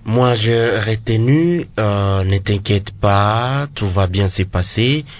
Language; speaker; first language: French; non-native, local second language; Swahili